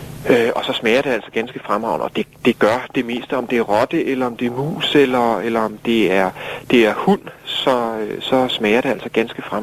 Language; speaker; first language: Danish; native; Danish